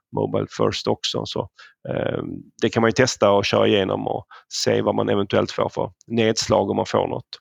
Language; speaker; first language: Swedish; native; Swedish